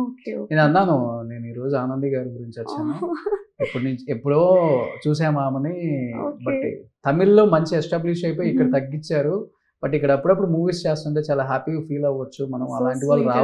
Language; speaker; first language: Telugu; native; Telugu